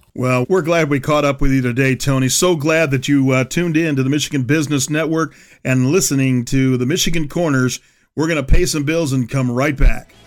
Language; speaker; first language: English; native; English